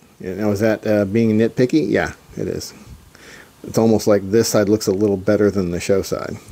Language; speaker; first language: English; native; English